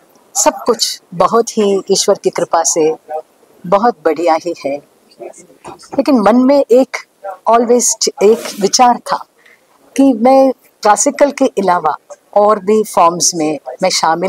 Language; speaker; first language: Hindi; non-native, local second language; Tamil